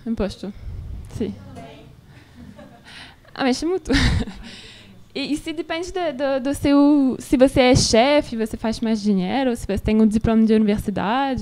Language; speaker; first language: Portuguese; non-native, learner; French